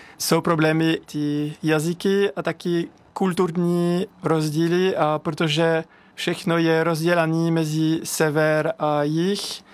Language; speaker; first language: Czech; non-native, fluent; French